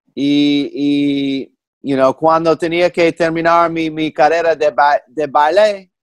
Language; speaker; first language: Spanish; non-native, fluent; English